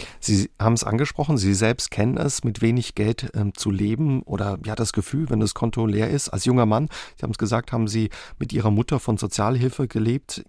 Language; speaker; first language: German; native; German